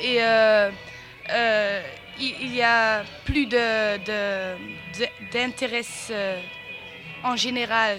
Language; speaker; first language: French; non-native, learner; Dutch